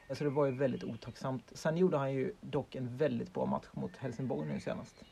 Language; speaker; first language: Swedish; native; Swedish